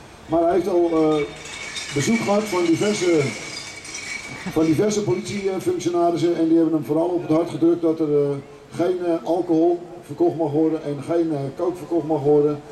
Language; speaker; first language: Dutch; native; Dutch